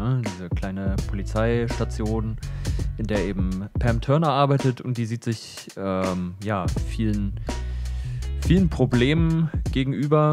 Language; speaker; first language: German; native; German